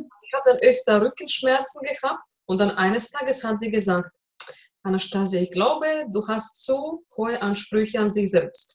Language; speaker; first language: German; non-native, fluent; Russian